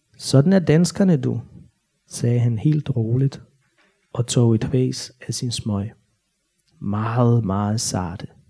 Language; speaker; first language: Danish; non-native, fluent; Bosnian